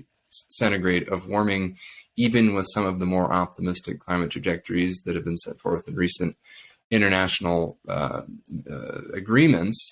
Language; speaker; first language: English; native; English